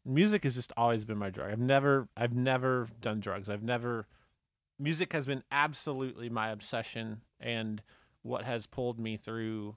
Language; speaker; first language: English; native; English